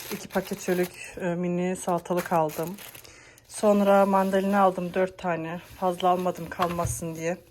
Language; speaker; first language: Turkish; early bilingual, heritage; Turkish